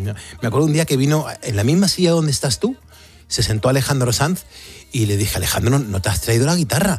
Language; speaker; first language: Spanish; native; Spanish